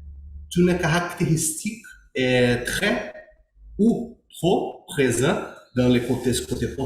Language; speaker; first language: French; non-native, learner; Portuguese